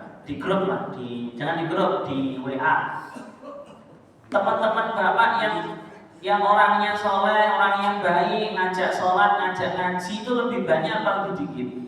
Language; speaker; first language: Indonesian; native; Indonesian